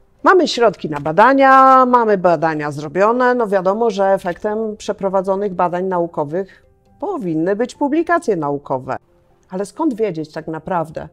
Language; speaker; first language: Polish; native; Polish